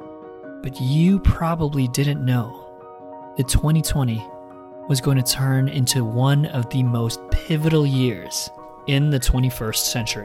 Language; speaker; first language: English; non-native, local second language; Filipino